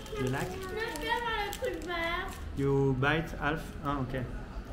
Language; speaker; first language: English; non-native, fluent; French